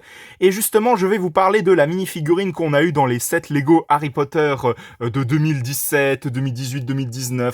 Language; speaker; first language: French; native; French